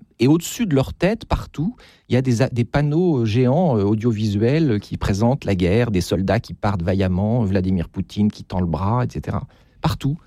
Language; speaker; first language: French; native; French